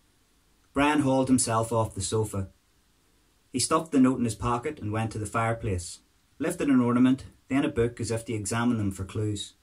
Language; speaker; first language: English; native; English